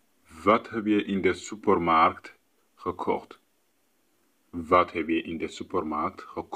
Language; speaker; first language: Dutch; non-native, fluent; Tigrinya